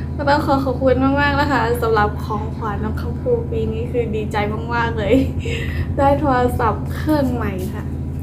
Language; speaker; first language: Thai; non-native, local second language; Khün